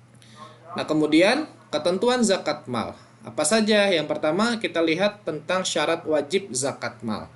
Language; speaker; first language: Indonesian; native; Indonesian